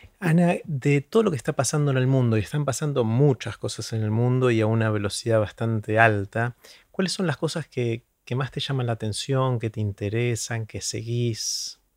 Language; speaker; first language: Spanish; native; Spanish